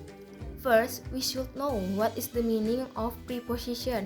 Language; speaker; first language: English; non-native, learner; Indonesian